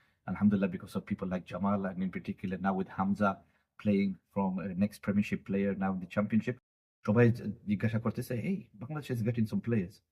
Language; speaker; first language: Bangla; early bilingual, heritage; Bangla